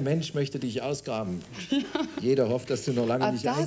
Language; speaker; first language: German; native; German